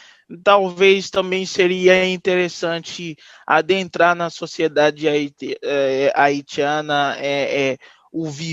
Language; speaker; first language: Portuguese; non-native, fluent; Haitian Creole